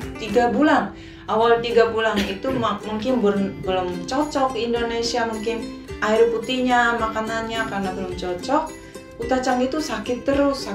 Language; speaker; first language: Indonesian; non-native, fluent; Japanese